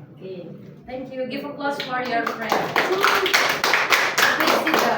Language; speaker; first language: English; non-native, learner; Indonesian